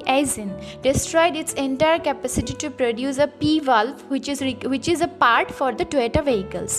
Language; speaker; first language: English; non-native, local second language; Bangla